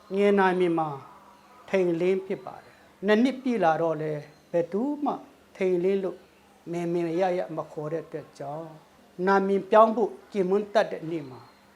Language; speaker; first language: Burmese; non-native, local second language; Thado Chin